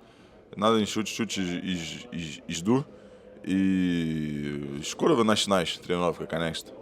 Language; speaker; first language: Russian; non-native, learner; Portuguese